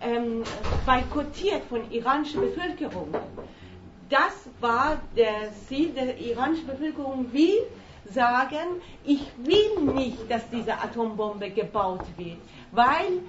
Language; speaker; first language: German; non-native, fluent; Persian